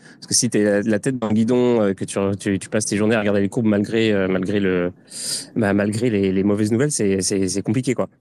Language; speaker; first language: French; native; French